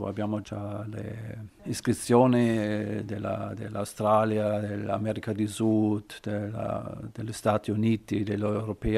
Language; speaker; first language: Italian; non-native, learner; German